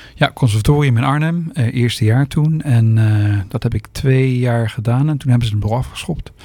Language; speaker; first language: Dutch; native; Dutch